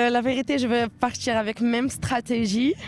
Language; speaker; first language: French; non-native, local second language; Arabic